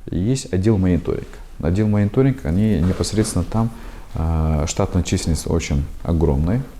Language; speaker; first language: Russian; non-native, local second language; Kazakh